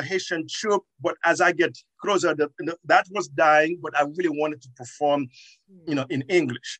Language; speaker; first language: English; non-native, fluent; Haitian Creole